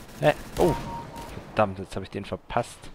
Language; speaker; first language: German; native; German